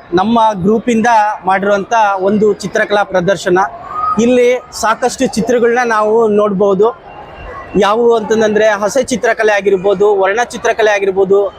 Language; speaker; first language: Kannada; native; Kannada